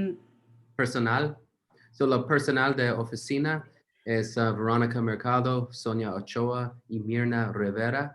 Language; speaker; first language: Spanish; non-native, learner; English